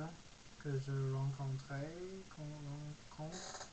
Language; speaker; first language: French; non-native, learner; English